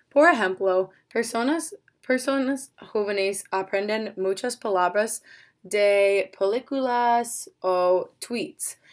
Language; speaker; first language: Spanish; non-native, learner; English